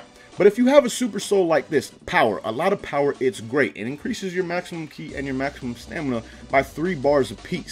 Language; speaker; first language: English; native; English